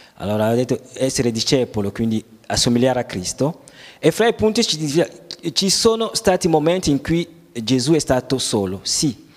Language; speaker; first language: Italian; non-native, fluent; French